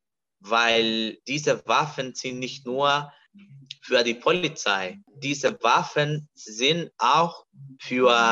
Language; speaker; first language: German; non-native, fluent; Spanish